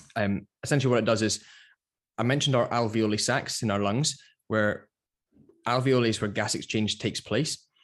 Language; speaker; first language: English; native; English